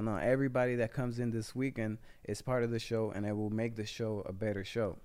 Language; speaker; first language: English; non-native, fluent; Spanish